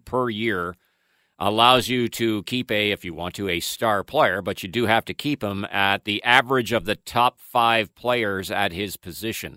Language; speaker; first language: English; native; English